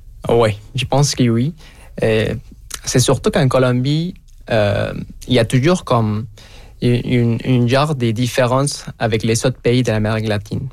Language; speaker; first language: French; non-native, fluent; Spanish